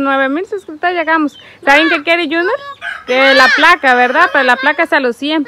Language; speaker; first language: Spanish; native; Spanish